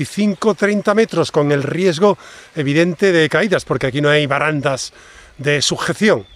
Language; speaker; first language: Spanish; native; Spanish